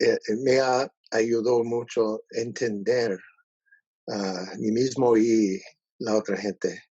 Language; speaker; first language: Spanish; non-native, learner; English